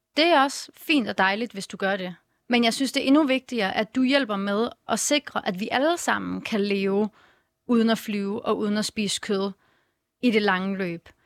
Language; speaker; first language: Danish; native; Danish